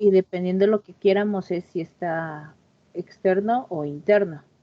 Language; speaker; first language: Spanish; native; Spanish